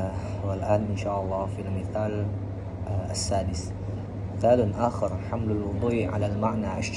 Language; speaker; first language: Arabic; non-native, learner; Indonesian